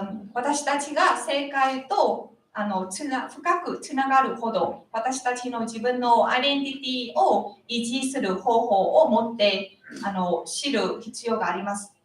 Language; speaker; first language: Japanese; non-native, learner; Vietnamese